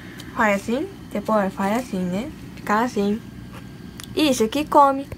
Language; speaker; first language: Portuguese; early bilingual, heritage; Portuguese